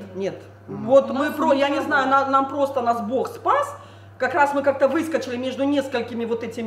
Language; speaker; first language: Russian; native; Russian